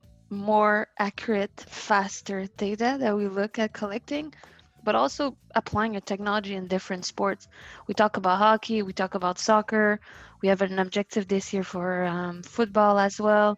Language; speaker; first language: English; non-native, fluent; French